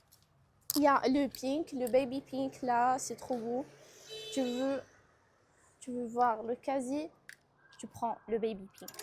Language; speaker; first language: French; non-native, local second language; Arabic